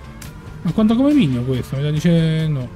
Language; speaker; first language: Italian; native; Italian